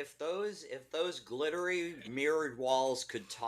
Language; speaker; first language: English; native; English